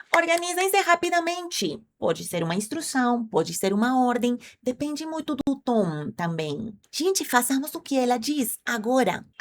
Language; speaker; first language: Portuguese; non-native, fluent; Spanish